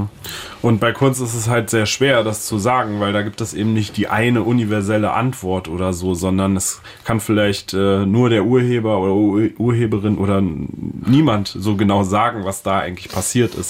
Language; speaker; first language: German; native; German